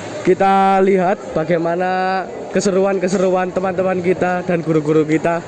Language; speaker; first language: Indonesian; native; Indonesian